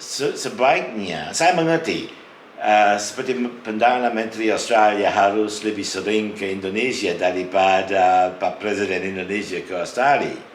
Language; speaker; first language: Indonesian; non-native, fluent; English